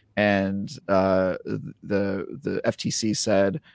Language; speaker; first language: English; native; English